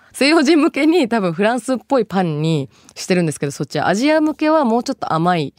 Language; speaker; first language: Japanese; early bilingual, other home language; Bangla